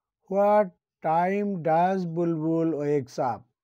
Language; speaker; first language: English; non-native, local second language; Bangla